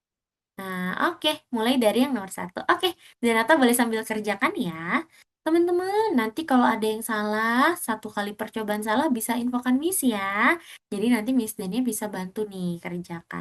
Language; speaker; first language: Indonesian; native; Indonesian